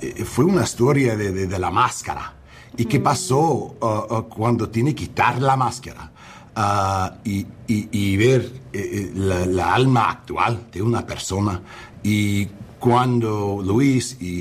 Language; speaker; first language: Spanish; non-native, learner; English